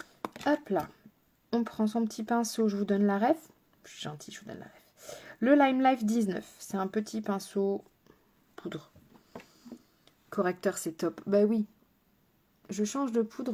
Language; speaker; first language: French; native; French